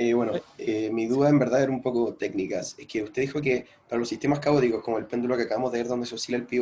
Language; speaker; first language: Spanish; native; Spanish